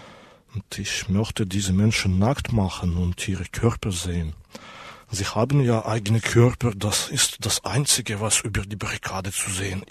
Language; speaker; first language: German; non-native, fluent; Belarusian